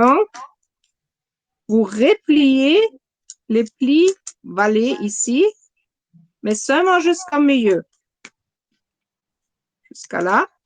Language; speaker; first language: French; non-native, fluent; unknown